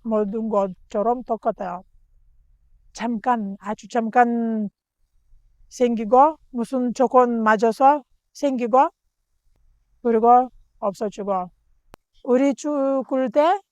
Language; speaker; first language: Korean; non-native, learner; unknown